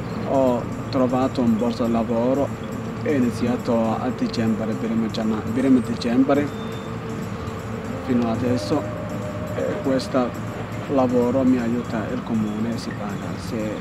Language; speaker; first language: Italian; non-native, learner; Somali